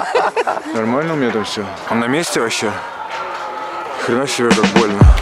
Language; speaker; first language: Russian; native; Russian